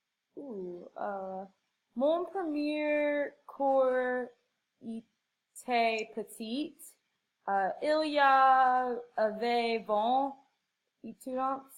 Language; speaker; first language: French; non-native, learner; English